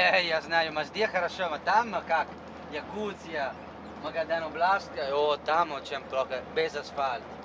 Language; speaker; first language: Russian; non-native, learner; Italian